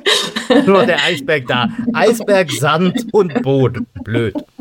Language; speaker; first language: German; native; German